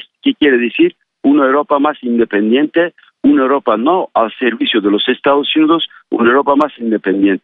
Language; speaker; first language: Spanish; non-native, fluent; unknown